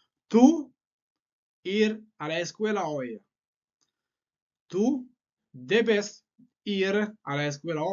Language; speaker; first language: Spanish; non-native, fluent; French